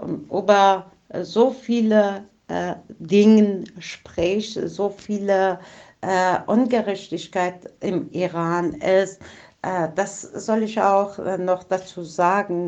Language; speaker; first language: German; non-native, fluent; Persian